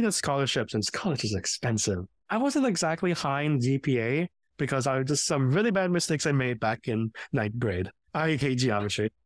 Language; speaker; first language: English; early bilingual, other home language; Filipino